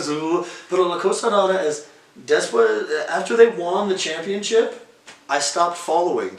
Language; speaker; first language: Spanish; non-native, learner; English